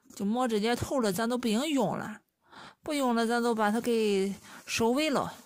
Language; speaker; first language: Chinese; native; Chinese